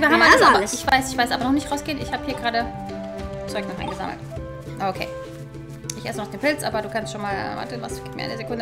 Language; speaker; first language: German; native; German